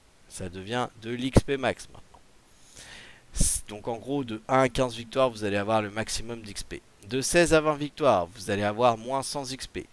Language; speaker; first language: French; native; French